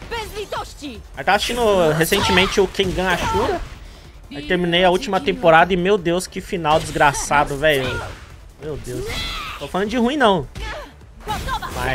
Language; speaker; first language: Portuguese; native; Portuguese